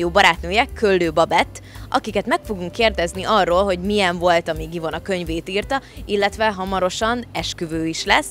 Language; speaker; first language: Hungarian; native; Hungarian